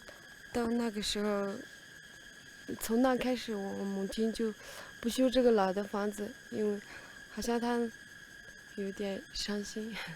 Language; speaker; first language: Chinese; non-native, local second language; Tibetan